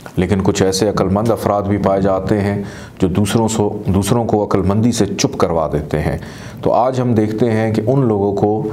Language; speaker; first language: Urdu; native; Urdu